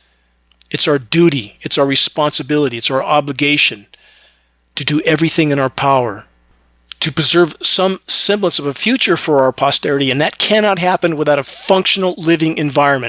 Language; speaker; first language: English; native; English